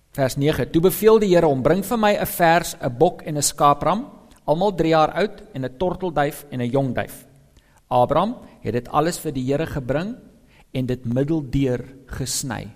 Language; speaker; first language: Afrikaans; non-native, local second language; English